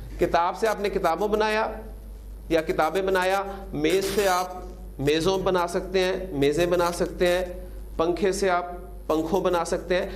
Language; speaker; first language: Urdu; native; Urdu